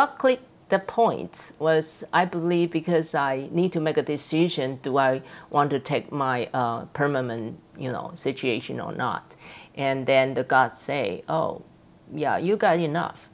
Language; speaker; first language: English; non-native, fluent; Chinese